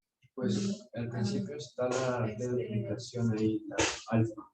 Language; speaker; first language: Spanish; native; Spanish